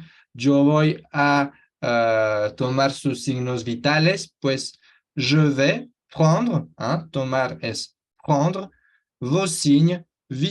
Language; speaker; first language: Spanish; non-native, fluent; French